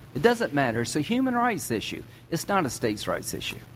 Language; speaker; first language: English; native; English